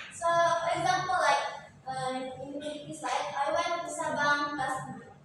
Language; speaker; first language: English; non-native, learner; Indonesian